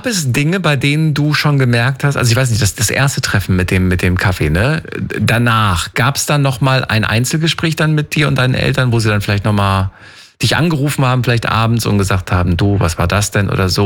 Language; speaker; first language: German; native; German